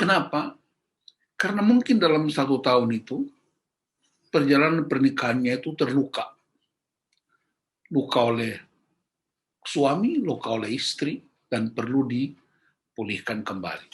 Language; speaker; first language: Indonesian; native; Indonesian